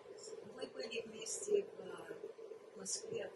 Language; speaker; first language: Russian; early bilingual, heritage; Russian